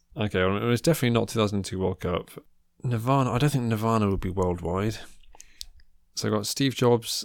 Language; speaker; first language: English; native; English